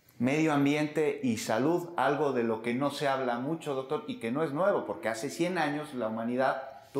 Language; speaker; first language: Spanish; native; Spanish